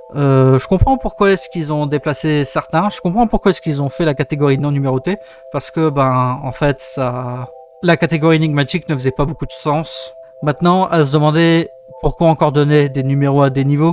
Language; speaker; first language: French; native; French